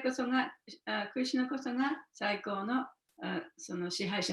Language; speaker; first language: Japanese; native; Japanese